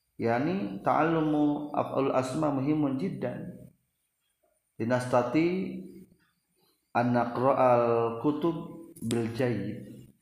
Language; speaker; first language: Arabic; non-native, learner; Indonesian